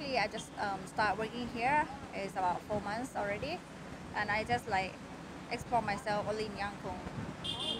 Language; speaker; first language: English; non-native, fluent; Thai